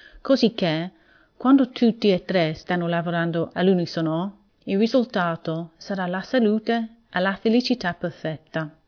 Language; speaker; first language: Italian; non-native, fluent; English